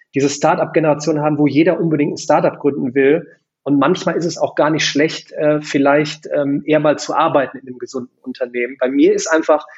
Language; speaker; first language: German; native; German